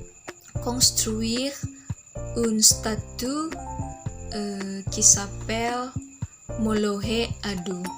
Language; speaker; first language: French; non-native, learner; Indonesian